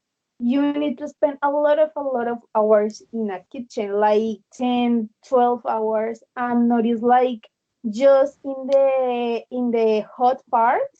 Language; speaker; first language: English; non-native, learner; Spanish